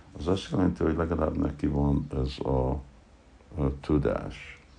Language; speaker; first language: Hungarian; early bilingual, heritage; Hungarian